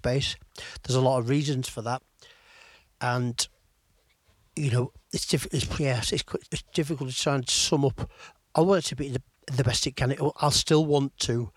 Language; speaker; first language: English; native; English